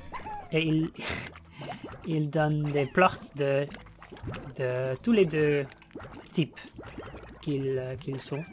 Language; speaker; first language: French; non-native, learner; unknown